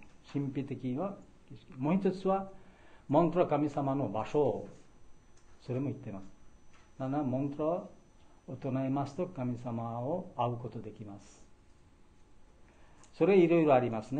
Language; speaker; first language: Japanese; non-native, fluent; Bangla